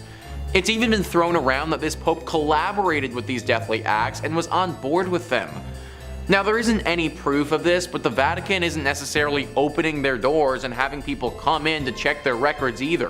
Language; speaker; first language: English; native; English